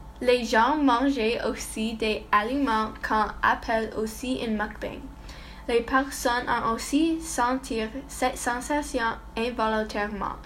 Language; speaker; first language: French; non-native, learner; English